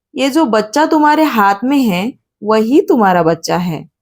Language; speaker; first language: Hindi; non-native, local second language; Marathi